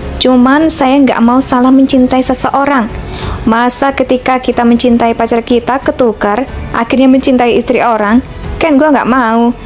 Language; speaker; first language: Indonesian; native; Indonesian